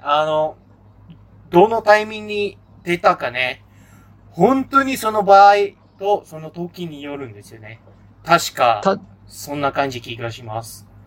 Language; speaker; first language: Japanese; non-native, fluent; Malay